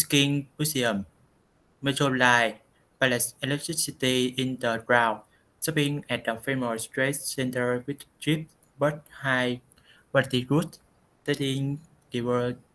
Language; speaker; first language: English; non-native, learner; Vietnamese